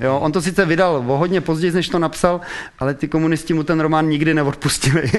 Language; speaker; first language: Czech; native; Czech